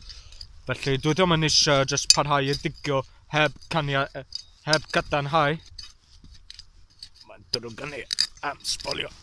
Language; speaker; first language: Welsh; non-native, learner; English